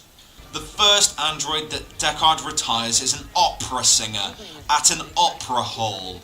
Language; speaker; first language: English; native; English